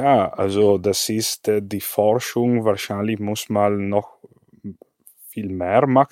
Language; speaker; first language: German; non-native, fluent; Italian